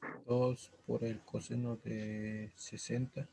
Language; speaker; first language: Spanish; native; Spanish